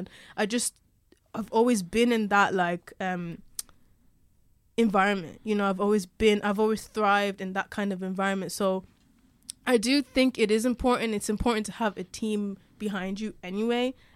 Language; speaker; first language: English; native; English